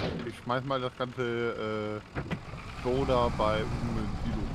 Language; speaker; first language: German; native; German